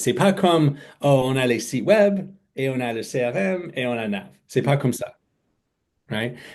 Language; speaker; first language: French; non-native, fluent; English